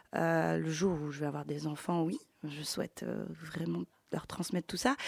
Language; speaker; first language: French; early bilingual, other home language; Ukrainian